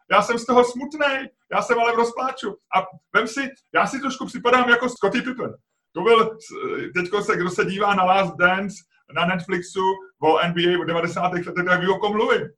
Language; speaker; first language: Czech; native; Czech